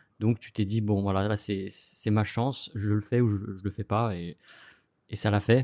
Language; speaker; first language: French; native; French